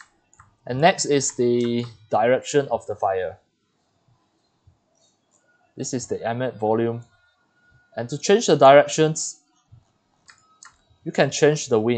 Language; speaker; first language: English; non-native, fluent; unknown